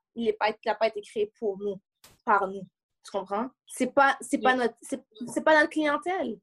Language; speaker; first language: French; native; French